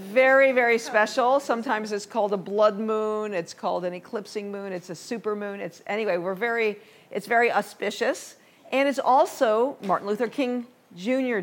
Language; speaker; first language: English; native; English